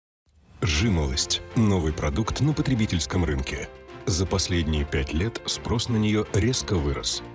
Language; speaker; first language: Russian; native; Russian